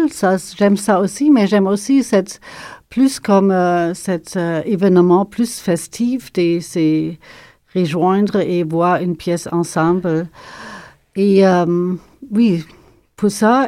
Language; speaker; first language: French; non-native, fluent; German